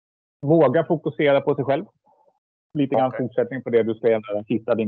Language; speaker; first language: Swedish; native; Swedish